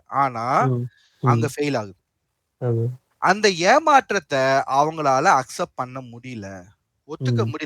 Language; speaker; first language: Tamil; native; Tamil